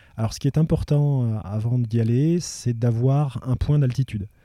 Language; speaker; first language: French; native; French